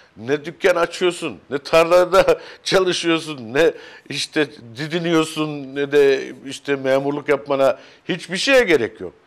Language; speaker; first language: Turkish; native; Turkish